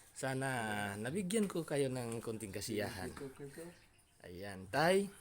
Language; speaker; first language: Filipino; non-native, local second language; Cebuano